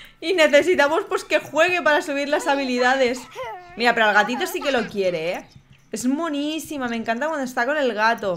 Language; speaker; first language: Spanish; native; Spanish